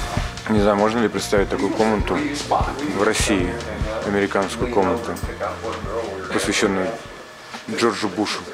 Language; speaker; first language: Russian; native; Russian